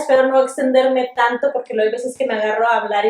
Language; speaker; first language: Spanish; native; Spanish